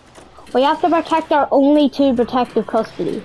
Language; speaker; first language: English; native; English